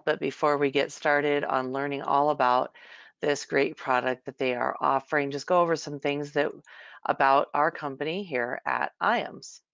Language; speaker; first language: English; native; English